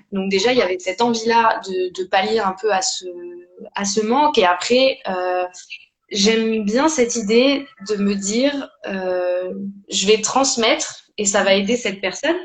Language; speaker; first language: French; early bilingual, other home language; Portuguese